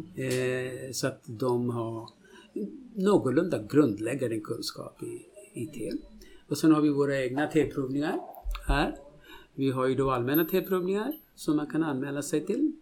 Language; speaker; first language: Swedish; non-native, fluent; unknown